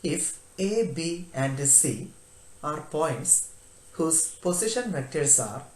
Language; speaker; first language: English; non-native, local second language; Malayalam